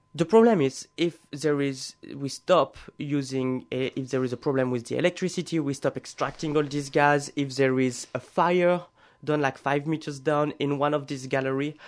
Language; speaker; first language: English; non-native, fluent; French